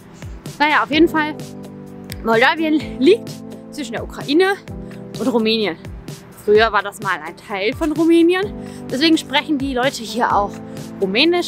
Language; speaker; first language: German; native; German